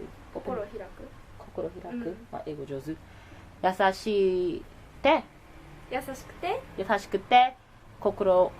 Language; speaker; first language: Japanese; non-native, learner; English